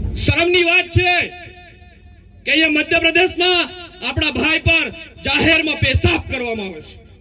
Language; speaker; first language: Gujarati; non-native, local second language; Bhili